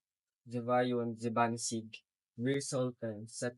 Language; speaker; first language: German; non-native, learner; Filipino